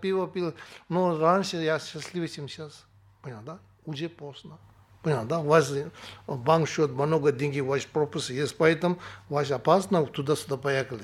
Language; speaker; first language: Russian; non-native, learner; Tibetan